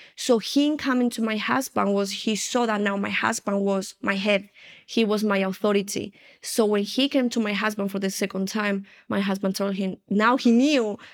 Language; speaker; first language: English; non-native, fluent; Spanish